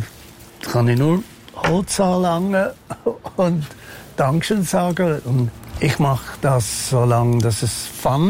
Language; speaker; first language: German; non-native, fluent; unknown